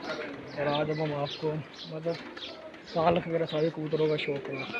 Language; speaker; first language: Hindi; non-native, local second language; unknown